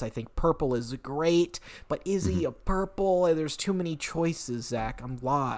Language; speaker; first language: English; native; English